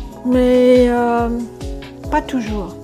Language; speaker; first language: French; non-native, fluent; English